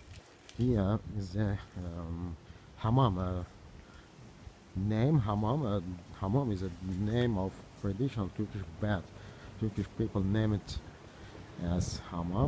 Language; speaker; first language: English; non-native, learner; Turkish